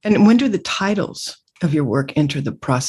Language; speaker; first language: English; native; English